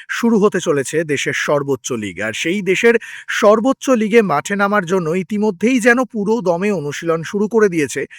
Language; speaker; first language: Bangla; native; Bangla